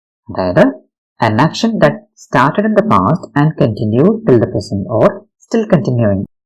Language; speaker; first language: English; non-native, local second language; Malayalam